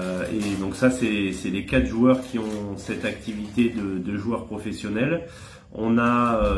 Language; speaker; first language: French; native; French